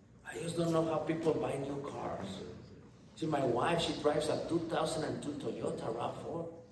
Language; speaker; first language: English; non-native, fluent; Spanish